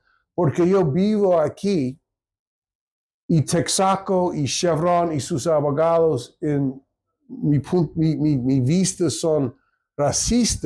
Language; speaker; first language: Spanish; non-native, fluent; English